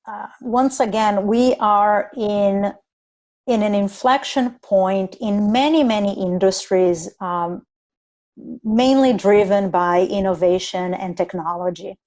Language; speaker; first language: English; non-native, fluent; Spanish